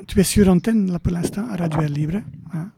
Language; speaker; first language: French; native; French